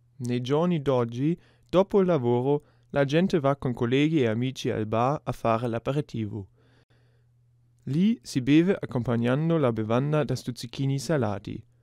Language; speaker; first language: Italian; non-native, learner; German